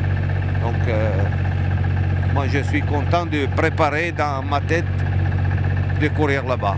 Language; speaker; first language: French; non-native, fluent; Italian